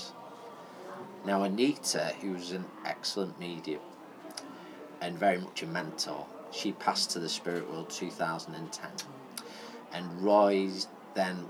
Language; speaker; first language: English; native; English